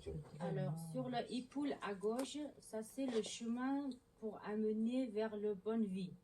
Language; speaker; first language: French; non-native, learner; Mongolian